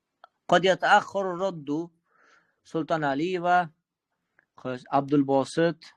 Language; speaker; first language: Arabic; non-native, fluent; Uzbek